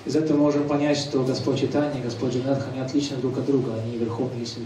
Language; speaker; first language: Russian; native; Russian